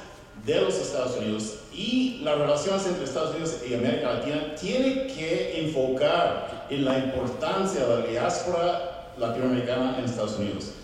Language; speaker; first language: Spanish; early bilingual, heritage; Spanish